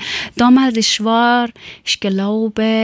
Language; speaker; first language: German; non-native, learner; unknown